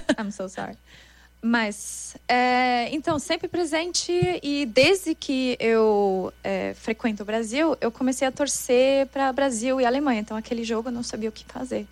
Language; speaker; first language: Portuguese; non-native, fluent; German